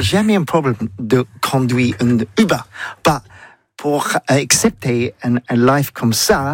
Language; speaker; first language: French; non-native, learner; English